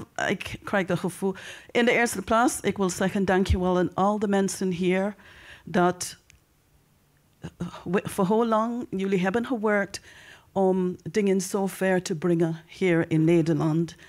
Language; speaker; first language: Dutch; non-native, learner; English